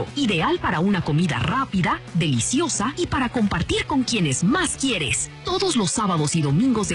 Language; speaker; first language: Spanish; native; Spanish